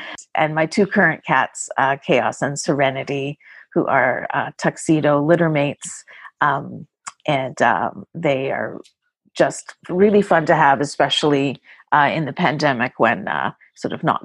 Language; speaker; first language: English; native; English